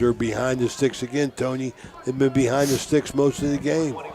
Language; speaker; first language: English; native; English